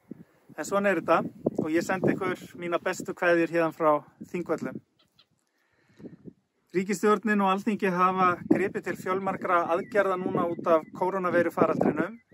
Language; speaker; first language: Icelandic; native; Icelandic